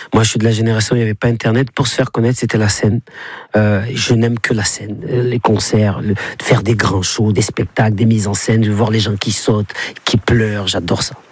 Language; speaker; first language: French; native; French